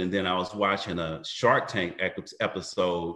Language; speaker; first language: English; native; English